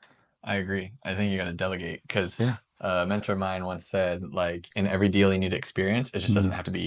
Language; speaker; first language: English; native; English